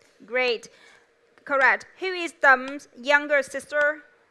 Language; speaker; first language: English; non-native, fluent; Vietnamese